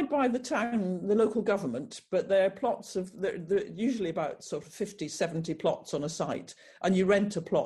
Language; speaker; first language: English; native; English